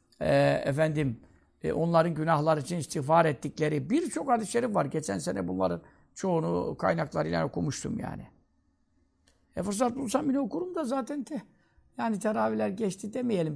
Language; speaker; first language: Turkish; native; Turkish